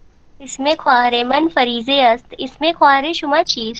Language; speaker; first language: Persian; non-native, learner; Urdu